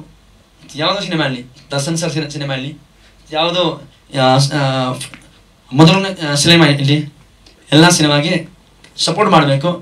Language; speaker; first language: Kannada; non-native, learner; Hindi